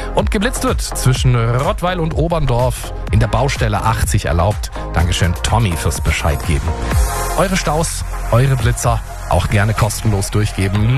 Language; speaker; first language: German; native; German